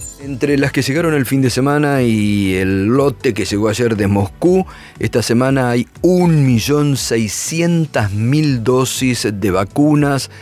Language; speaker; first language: Spanish; native; Spanish